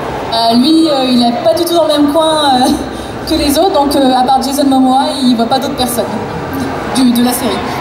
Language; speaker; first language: French; native; French